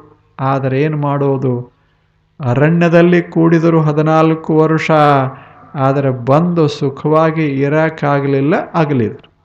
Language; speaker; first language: Kannada; native; Kannada